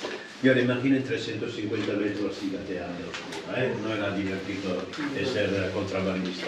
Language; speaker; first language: Spanish; non-native, fluent; Italian